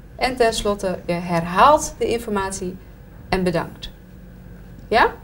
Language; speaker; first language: Dutch; native; Dutch